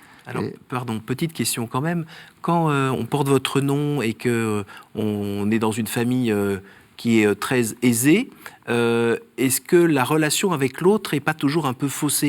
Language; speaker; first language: French; native; French